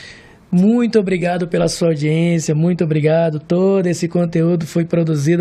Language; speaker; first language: Portuguese; native; Portuguese